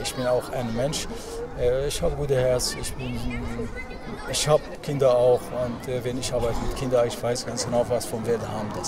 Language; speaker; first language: German; non-native, fluent; Arabic